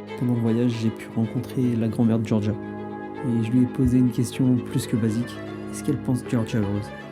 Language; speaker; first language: French; native; French